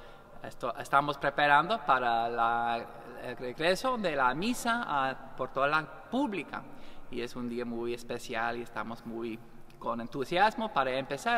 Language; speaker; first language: Spanish; non-native, learner; English